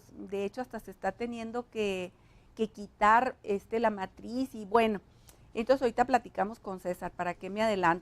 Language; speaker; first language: Spanish; native; Spanish